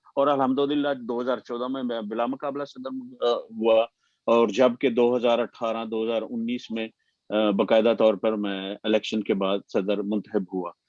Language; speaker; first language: Urdu; non-native, local second language; Punjabi